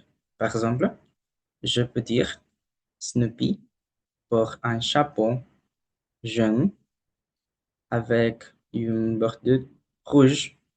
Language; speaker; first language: French; non-native, learner; Spanish